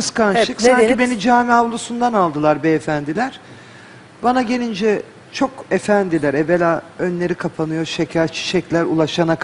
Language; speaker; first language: Turkish; native; Turkish